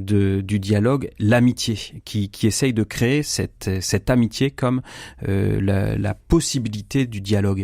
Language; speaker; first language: French; native; French